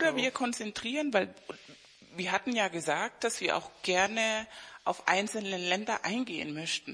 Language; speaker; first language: German; non-native, fluent; Spanish